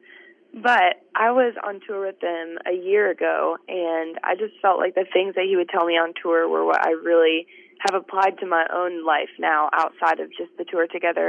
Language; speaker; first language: English; native; English